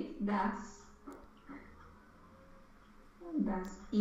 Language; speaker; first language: German; non-native, learner; Romanian